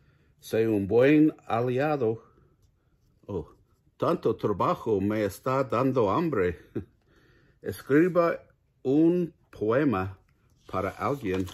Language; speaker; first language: Spanish; non-native, learner; English